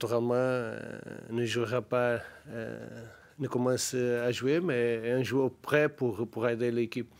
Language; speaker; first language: French; non-native, learner; Portuguese